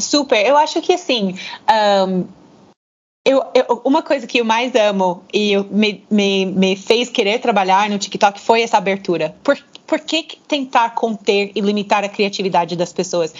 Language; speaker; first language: Portuguese; non-native, fluent; English